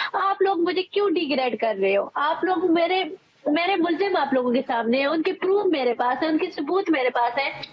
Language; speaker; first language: Urdu; non-native, local second language; Pashto